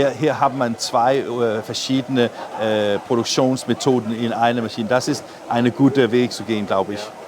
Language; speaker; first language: German; non-native, learner; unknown